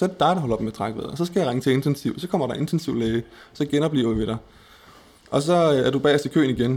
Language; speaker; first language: Danish; native; Danish